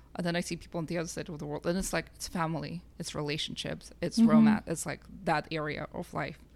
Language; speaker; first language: English; non-native, fluent; Russian